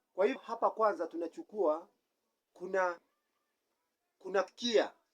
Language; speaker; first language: Swahili; non-native, local second language; Kikuyu